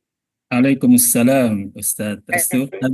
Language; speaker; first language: Arabic; non-native, fluent; Indonesian